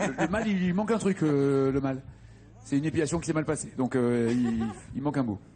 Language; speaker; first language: French; native; French